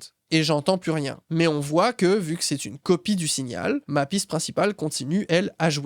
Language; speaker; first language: French; native; French